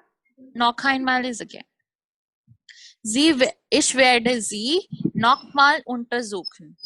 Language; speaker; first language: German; non-native, learner; Hindi